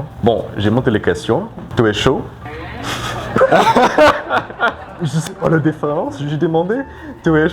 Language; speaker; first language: French; non-native, learner; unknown